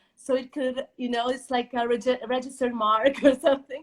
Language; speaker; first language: English; non-native, fluent; Portuguese